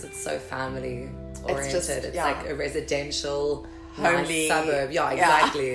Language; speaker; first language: English; native; English